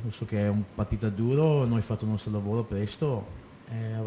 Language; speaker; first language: Italian; non-native, fluent; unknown